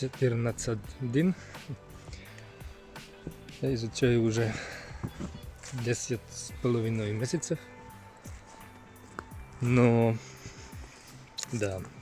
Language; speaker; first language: Russian; non-native, learner; Finnish